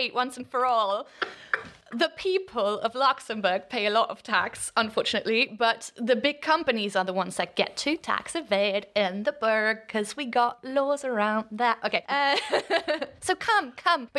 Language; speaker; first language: English; non-native, fluent; Luxembourgish